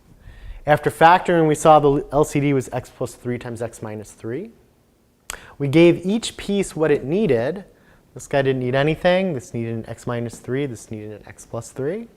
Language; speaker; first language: English; native; English